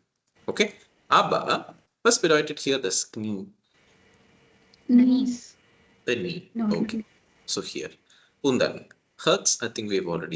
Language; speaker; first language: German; non-native, fluent; Tamil